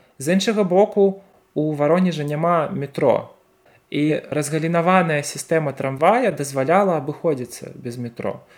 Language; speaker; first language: Belarusian; non-native, local second language; Russian